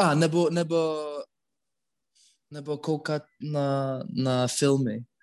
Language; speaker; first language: Czech; non-native, learner; Russian